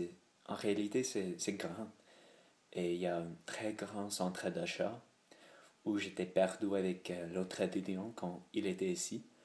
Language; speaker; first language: French; non-native, learner; English